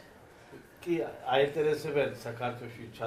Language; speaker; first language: Georgian; early bilingual, heritage; Georgian